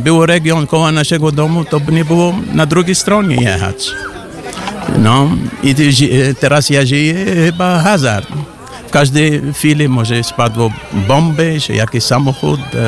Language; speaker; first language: Polish; non-native, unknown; Arabic